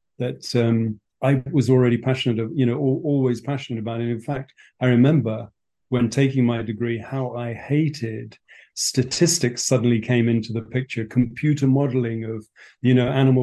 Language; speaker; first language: English; native; English